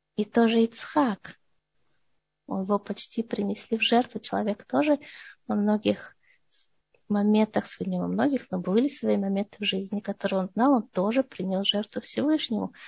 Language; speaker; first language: Russian; early bilingual, heritage; Russian